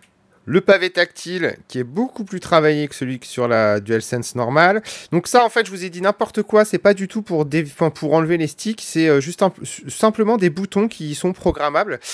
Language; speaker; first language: French; native; French